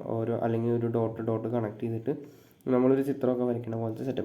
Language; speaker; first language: Malayalam; native; Malayalam